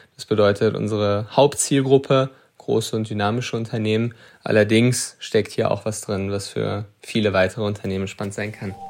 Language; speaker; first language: German; native; German